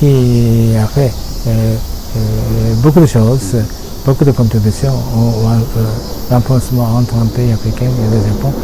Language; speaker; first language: French; non-native, fluent; Japanese